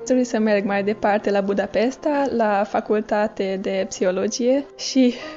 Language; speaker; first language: Romanian; early bilingual, heritage; Romanian